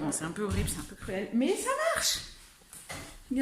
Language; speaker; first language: French; native; French